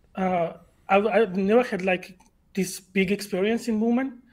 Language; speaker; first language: English; non-native, learner; Georgian